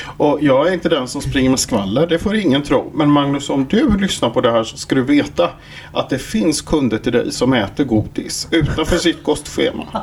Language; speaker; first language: Swedish; native; Swedish